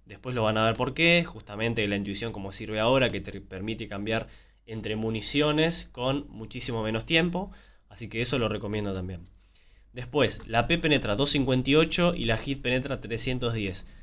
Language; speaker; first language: Spanish; native; Spanish